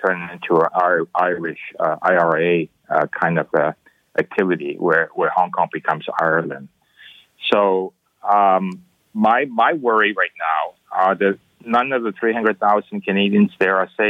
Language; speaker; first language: English; non-native, local second language; Cantonese